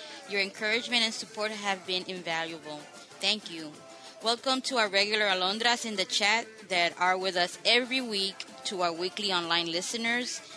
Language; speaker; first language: English; non-native, local second language; Spanish